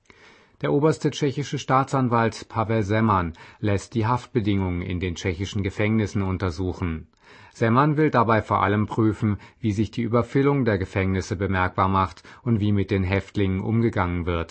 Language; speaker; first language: German; native; German